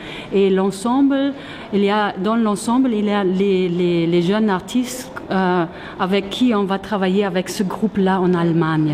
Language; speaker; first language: French; non-native, fluent; German